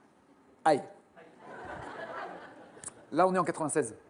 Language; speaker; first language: French; native; French